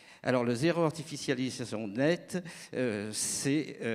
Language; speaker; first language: French; native; French